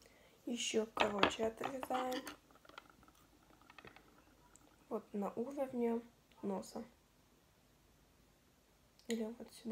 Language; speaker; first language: Russian; non-native, local second language; Kazakh